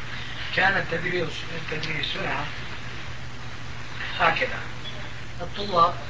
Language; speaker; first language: Arabic; non-native, fluent; Turkish